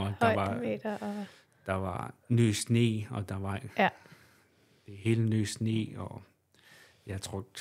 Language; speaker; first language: Danish; non-native, local second language; Kalaallisut